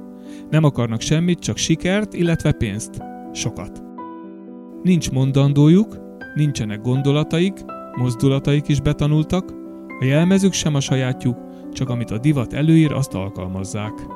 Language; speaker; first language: Hungarian; native; Hungarian